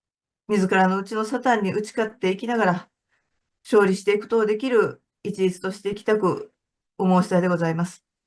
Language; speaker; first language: Japanese; native; Japanese